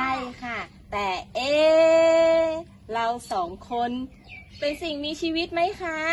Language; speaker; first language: Thai; native; Thai